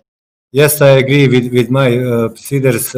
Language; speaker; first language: English; non-native, fluent; Bosnian